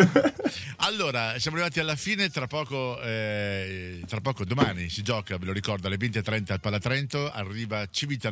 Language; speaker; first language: Italian; native; Italian